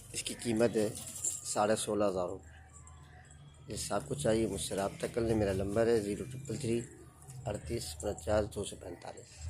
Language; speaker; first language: Urdu; native; Urdu